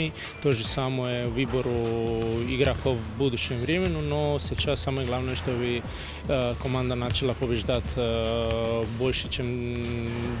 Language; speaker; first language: Russian; non-native, fluent; Lithuanian